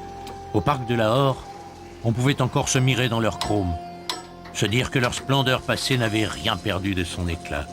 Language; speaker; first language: French; native; French